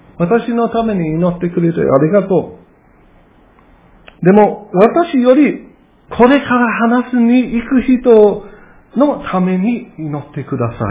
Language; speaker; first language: Japanese; non-native, fluent; English